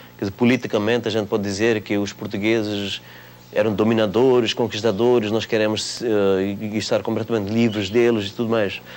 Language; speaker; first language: Portuguese; non-native, local second language; Konkani